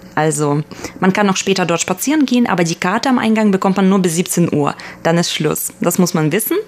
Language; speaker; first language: German; early bilingual, other home language; Russian